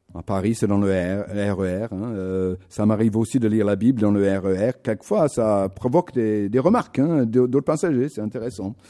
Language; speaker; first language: French; non-native, fluent; English